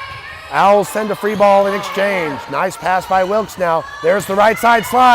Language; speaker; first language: English; native; English